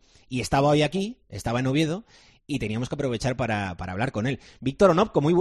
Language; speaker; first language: Spanish; native; Spanish